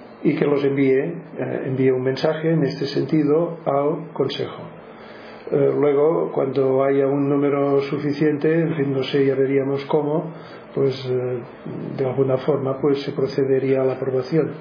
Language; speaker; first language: Spanish; native; Spanish